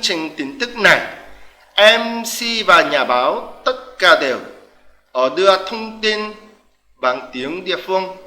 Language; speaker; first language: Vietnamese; non-native, fluent; Korean